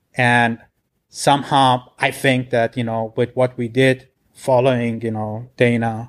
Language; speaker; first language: English; non-native, fluent; Persian